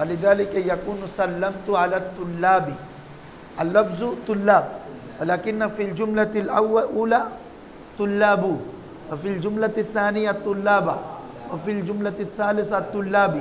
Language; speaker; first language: Arabic; non-native, fluent; Bangla